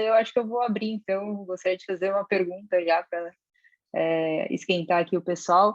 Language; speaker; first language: Portuguese; native; Portuguese